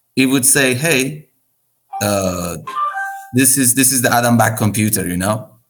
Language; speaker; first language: English; non-native, fluent; Persian